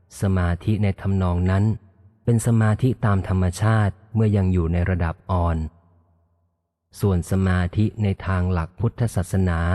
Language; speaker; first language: Thai; native; Thai